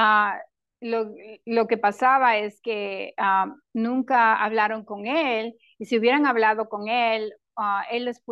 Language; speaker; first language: Spanish; non-native, local second language; English